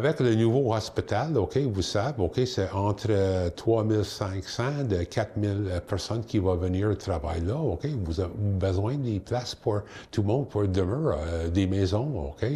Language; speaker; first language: French; non-native, local second language; English